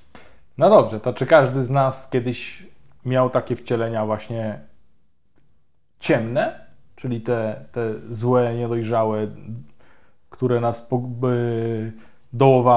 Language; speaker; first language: Polish; native; Polish